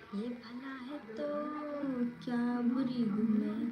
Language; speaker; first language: Hindi; non-native, local second language; Marathi